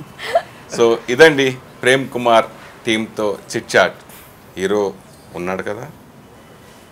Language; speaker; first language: Telugu; native; Telugu